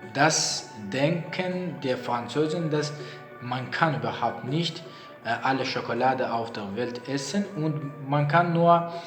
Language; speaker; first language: German; non-native, learner; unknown